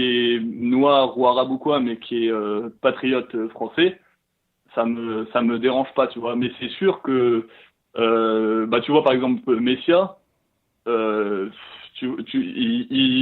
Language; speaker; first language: French; native; French